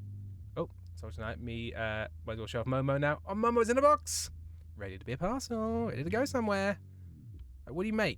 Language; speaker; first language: English; native; English